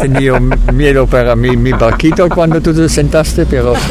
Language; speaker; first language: Spanish; non-native, fluent; Dutch